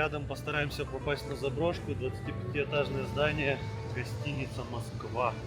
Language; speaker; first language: Russian; native; Russian